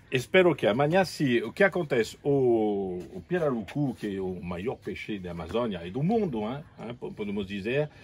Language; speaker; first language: Portuguese; non-native, fluent; French